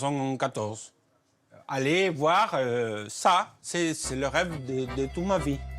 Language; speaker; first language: French; non-native, fluent; Spanish